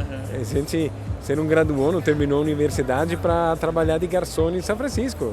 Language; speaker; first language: Portuguese; non-native, fluent; Italian